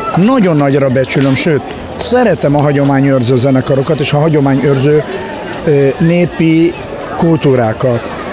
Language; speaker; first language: Hungarian; early bilingual, other home language; Greek